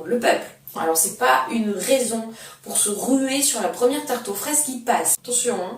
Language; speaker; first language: French; native; French